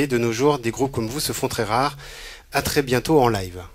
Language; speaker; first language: French; native; French